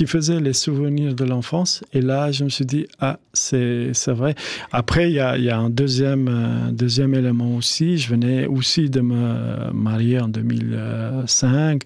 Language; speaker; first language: French; non-native, fluent; Albanian